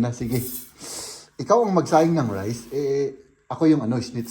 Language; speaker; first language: Filipino; native; Filipino